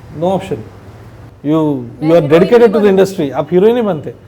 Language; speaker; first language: Hindi; non-native, local second language; Telugu